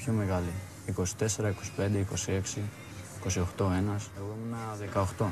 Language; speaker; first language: Greek; early bilingual, other home language; Albanian